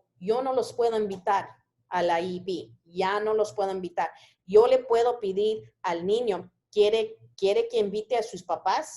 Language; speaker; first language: Spanish; early bilingual, heritage; Spanish